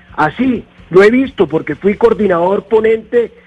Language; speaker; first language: Spanish; native; Spanish